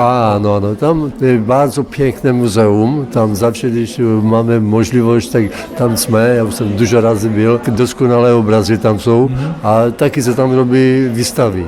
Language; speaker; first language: Polish; non-native, learner; Czech